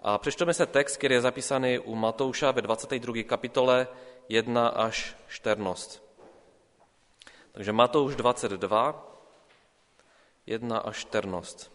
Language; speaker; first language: Czech; non-native, local second language; Polish